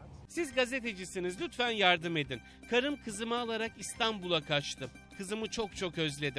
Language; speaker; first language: Turkish; native; Turkish